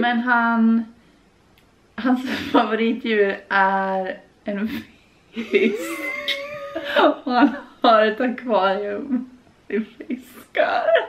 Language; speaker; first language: Swedish; native; Swedish